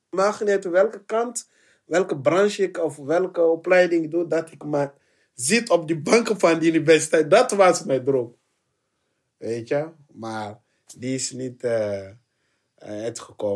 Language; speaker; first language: Dutch; non-native, fluent; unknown